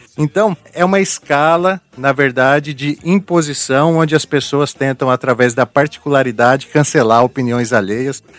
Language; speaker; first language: Portuguese; native; Portuguese